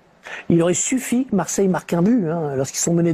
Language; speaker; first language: French; native; French